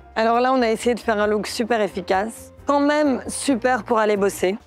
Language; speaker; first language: French; native; French